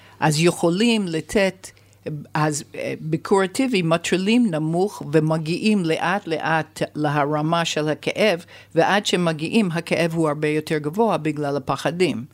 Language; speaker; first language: Hebrew; non-native, fluent; English